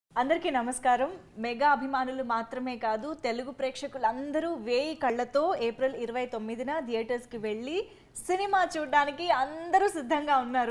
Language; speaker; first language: Telugu; native; Telugu